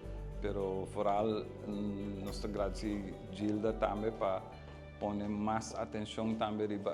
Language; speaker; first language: Portuguese; non-native, learner; Papiamento